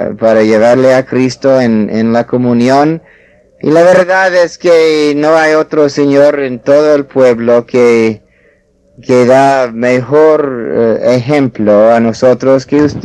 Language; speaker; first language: Spanish; non-native, fluent; English